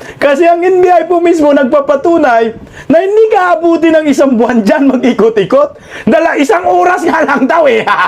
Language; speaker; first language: Filipino; native; Filipino